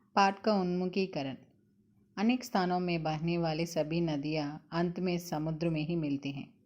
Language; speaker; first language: Hindi; non-native, local second language; Telugu